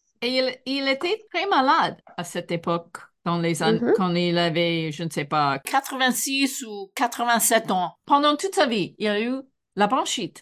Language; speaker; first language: French; non-native, fluent; English